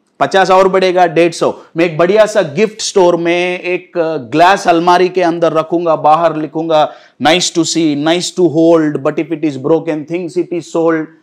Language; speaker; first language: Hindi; non-native, local second language; Telugu